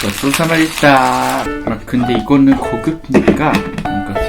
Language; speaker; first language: Korean; non-native, learner; Japanese